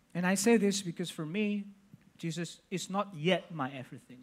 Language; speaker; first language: English; non-native, fluent; Indonesian